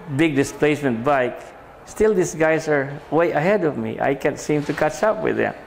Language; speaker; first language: English; non-native, local second language; Filipino